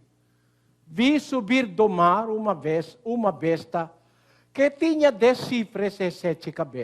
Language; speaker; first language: Portuguese; non-native, learner; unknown